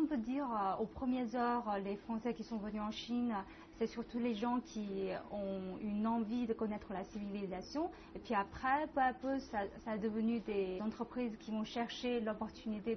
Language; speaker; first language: French; non-native, fluent; Chinese